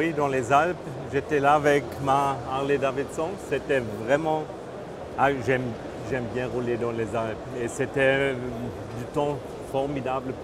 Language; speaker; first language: French; non-native, fluent; German